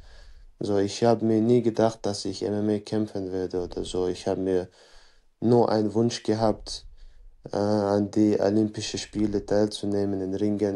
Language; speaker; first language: German; non-native, fluent; Chechen